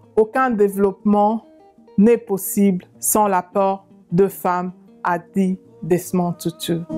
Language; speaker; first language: French; non-native, local second language; Lingala